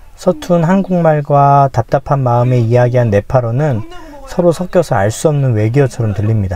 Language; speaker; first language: Korean; native; Korean